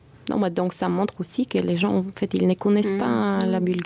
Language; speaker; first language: French; non-native, fluent; Bulgarian